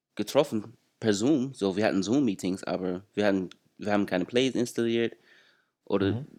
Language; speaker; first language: German; non-native, fluent; English